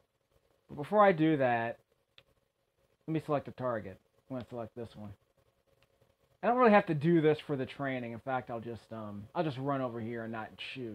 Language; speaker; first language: English; native; English